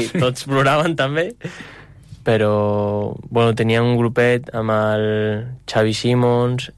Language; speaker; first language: Catalan; non-native, local second language; Spanish